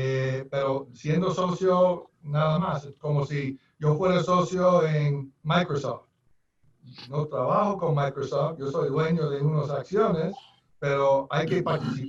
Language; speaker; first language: Spanish; non-native, fluent; English